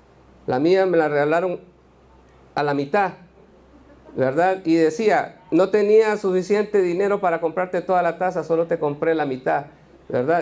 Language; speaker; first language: Spanish; native; Spanish